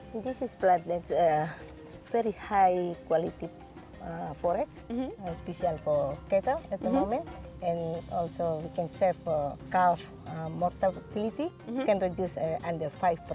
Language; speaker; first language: English; non-native, learner; Indonesian